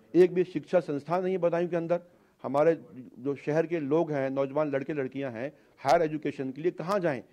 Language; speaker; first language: Hindi; native; Hindi